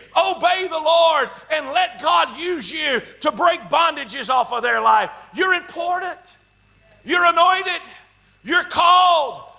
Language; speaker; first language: English; native; English